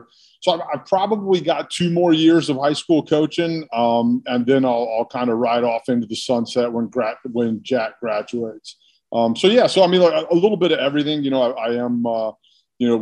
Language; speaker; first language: English; native; English